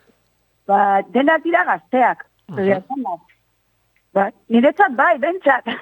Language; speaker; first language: Basque; non-native, local second language; Spanish